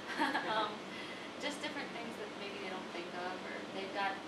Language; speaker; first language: English; native; English